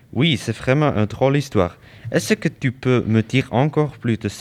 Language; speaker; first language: French; non-native, learner; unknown